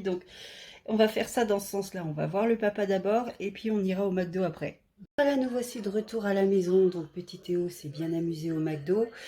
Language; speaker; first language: French; native; French